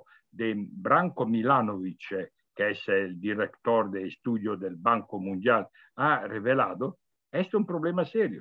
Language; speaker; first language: Spanish; non-native, fluent; Italian